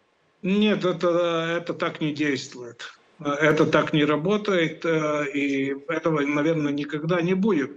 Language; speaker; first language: Russian; non-native, local second language; Latvian